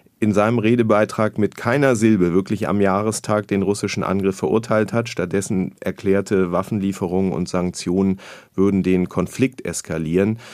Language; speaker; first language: German; native; German